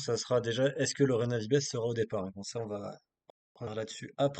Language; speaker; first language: French; native; French